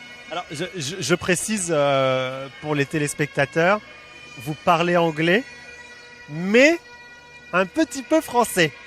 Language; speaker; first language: French; native; French